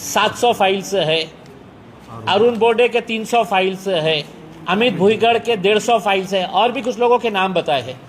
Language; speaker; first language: Hindi; non-native, local second language; Marathi